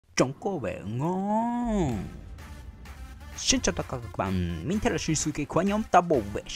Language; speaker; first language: Vietnamese; non-native, learner; Japanese